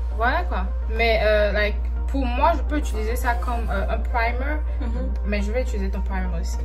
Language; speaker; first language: French; native; French